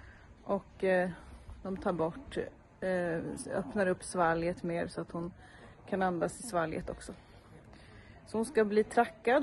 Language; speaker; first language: Swedish; native; Swedish